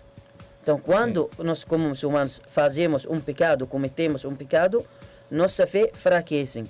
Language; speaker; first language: Portuguese; non-native, learner; Arabic